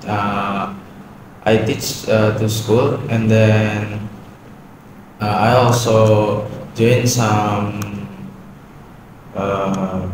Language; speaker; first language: English; non-native, learner; Indonesian